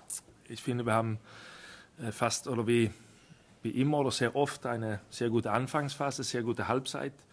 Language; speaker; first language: German; non-native, fluent; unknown